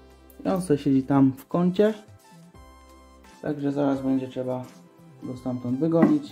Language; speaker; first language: Polish; native; Polish